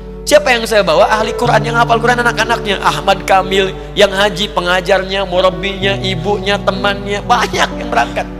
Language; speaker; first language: Indonesian; native; Indonesian